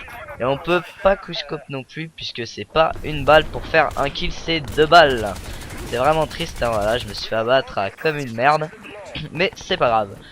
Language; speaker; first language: French; native; French